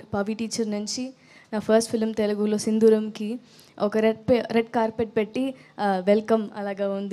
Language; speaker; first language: Telugu; non-native, learner; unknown